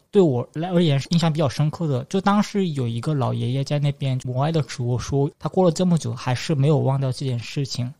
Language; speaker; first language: Chinese; non-native, fluent; Korean